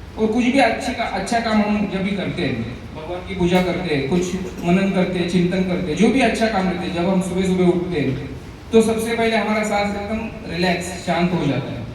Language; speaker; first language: Hindi; non-native, local second language; Marathi